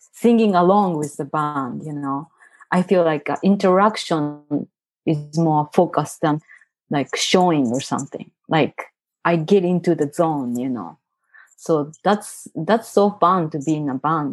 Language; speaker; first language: English; non-native, fluent; Japanese